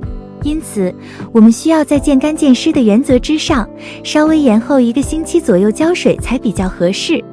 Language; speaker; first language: Chinese; native; Chinese